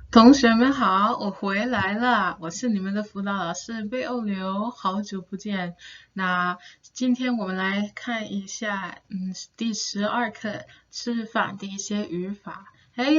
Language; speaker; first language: Chinese; non-native, fluent; English